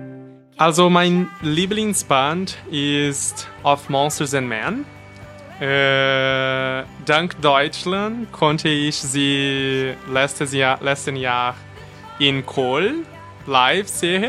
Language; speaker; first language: German; non-native, learner; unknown